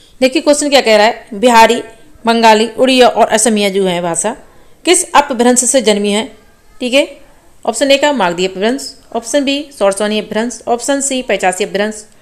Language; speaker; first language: Hindi; native; Hindi